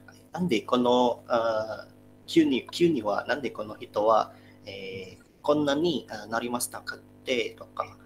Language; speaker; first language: Japanese; non-native, learner; Indonesian